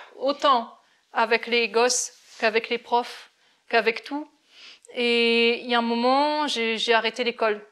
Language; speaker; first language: French; native; French